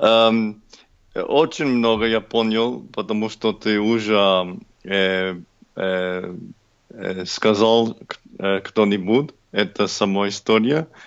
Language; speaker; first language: Russian; non-native, learner; English